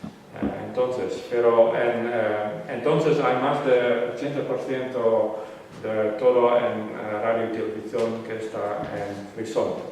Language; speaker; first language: Spanish; non-native, fluent; Western Frisian